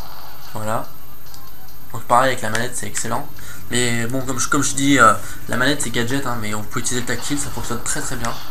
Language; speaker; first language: French; native; French